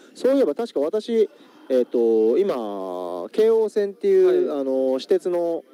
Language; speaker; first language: Japanese; native; Japanese